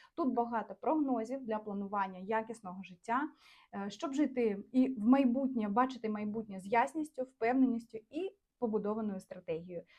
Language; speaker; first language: Ukrainian; non-native, local second language; Russian